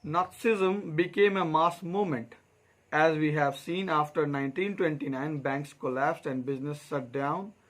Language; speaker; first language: English; non-native, local second language; Hindi